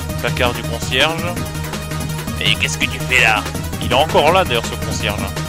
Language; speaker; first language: French; native; French